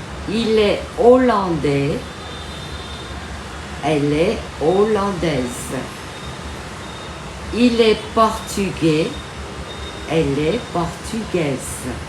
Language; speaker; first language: French; non-native, fluent; Vietnamese